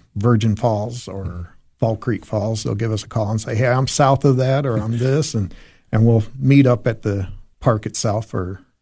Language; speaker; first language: English; native; English